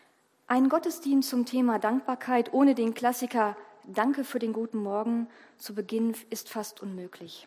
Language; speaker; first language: German; native; German